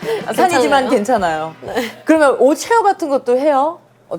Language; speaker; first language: Korean; native; Korean